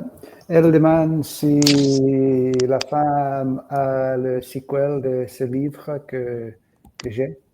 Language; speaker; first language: French; non-native, learner; English